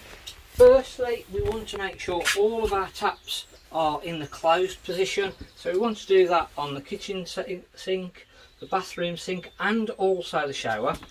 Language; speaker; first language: English; native; English